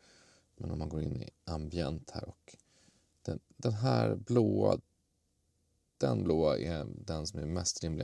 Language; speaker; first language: Swedish; native; Swedish